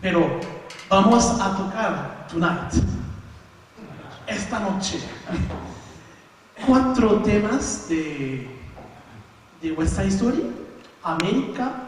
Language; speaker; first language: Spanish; non-native, learner; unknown